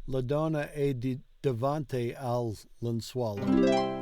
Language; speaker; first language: Italian; non-native, learner; English